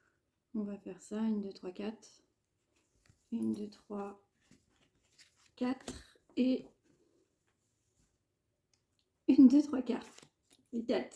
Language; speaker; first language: French; native; French